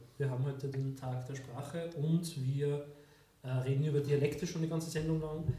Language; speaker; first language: German; native; German